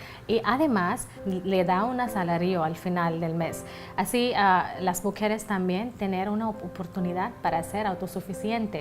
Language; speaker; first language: Spanish; non-native, fluent; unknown